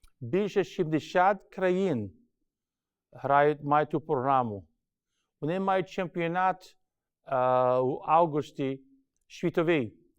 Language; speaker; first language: Ukrainian; early bilingual, heritage; Ukrainian